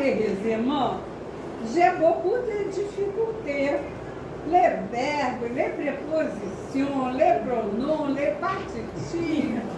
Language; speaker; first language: French; non-native, learner; Portuguese